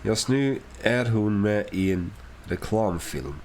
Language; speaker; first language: Swedish; non-native, learner; English